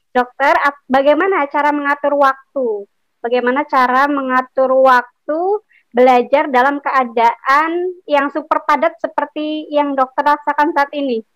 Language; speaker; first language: Indonesian; native; Indonesian